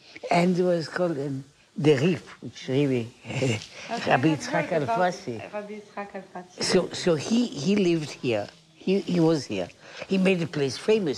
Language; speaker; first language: English; non-native, fluent; Hebrew